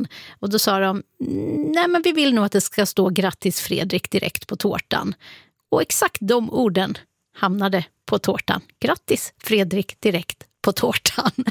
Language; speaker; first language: Swedish; native; Swedish